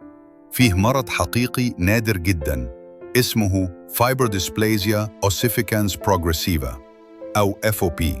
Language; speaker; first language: Arabic; native; Arabic